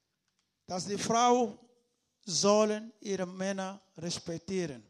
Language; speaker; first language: German; non-native, learner; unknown